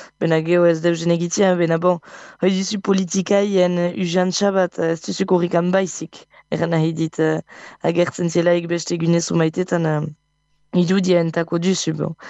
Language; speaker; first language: Basque; native; Basque